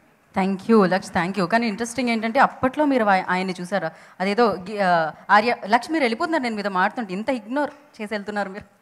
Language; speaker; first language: Telugu; native; Telugu